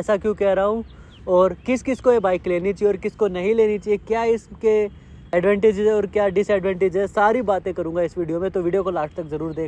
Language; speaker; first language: Hindi; native; Hindi